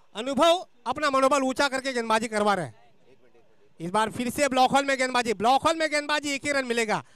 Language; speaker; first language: Hindi; non-native, local second language; Marathi